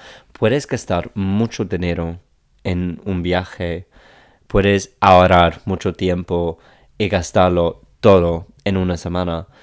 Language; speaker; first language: Spanish; non-native, fluent; English